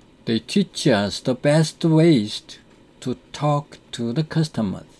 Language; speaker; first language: English; non-native, fluent; Korean